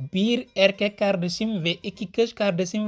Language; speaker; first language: Turkish; non-native, fluent; Wolof